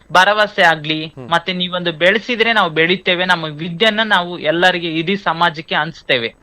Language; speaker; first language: Kannada; native; Kannada